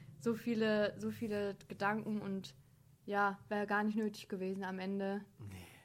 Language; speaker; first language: German; native; German